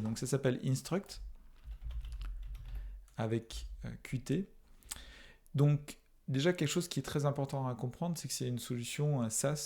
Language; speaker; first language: French; native; French